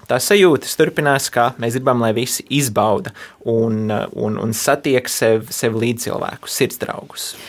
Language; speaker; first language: Latvian; early bilingual, heritage; Latvian